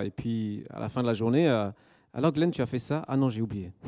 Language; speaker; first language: French; native; French